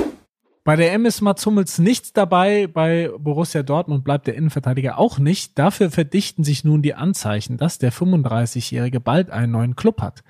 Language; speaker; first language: German; native; German